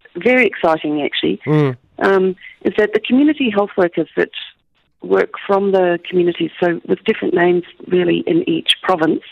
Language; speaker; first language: English; native; English